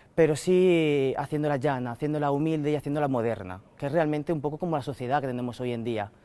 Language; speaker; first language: Spanish; native; Spanish